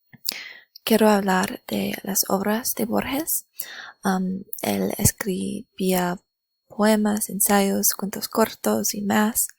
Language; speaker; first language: Spanish; non-native, learner; English